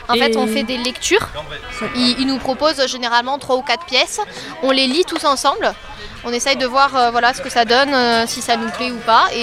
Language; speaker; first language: French; native; French